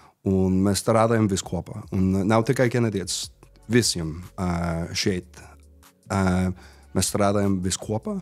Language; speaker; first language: Latvian; non-native, learner; English